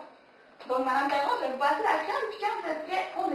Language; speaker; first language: French; native; French